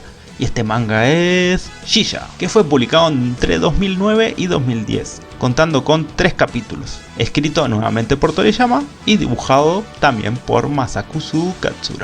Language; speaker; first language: Spanish; native; Spanish